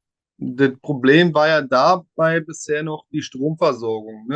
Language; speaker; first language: German; native; German